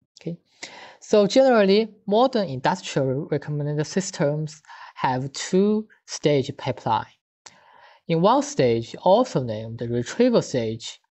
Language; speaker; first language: English; non-native, fluent; Chinese